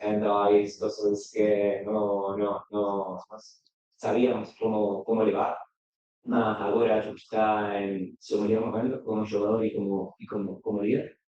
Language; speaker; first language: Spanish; non-native, learner; Portuguese